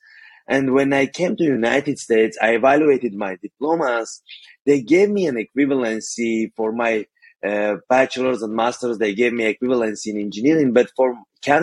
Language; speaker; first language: English; non-native, fluent; Armenian